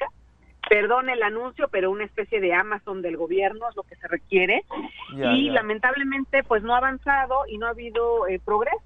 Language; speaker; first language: Spanish; native; Spanish